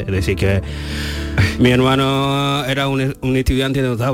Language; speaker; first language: Spanish; early bilingual, other home language; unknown